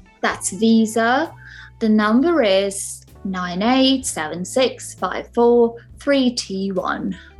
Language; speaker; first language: English; non-native, fluent; Ukrainian